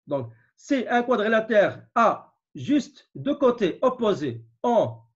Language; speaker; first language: French; non-native, local second language; Arabic